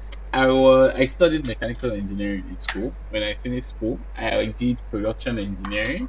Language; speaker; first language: English; non-native, local second language; Bini